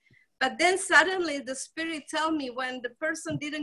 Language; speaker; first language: English; non-native, fluent; Czech